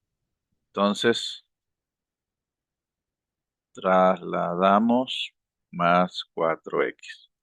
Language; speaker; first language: Spanish; native; Spanish